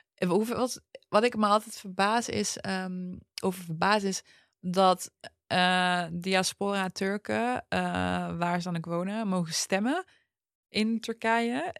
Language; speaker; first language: Dutch; early bilingual, other home language; Turkish